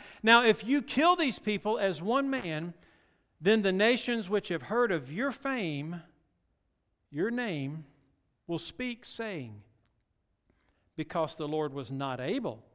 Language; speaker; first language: English; native; English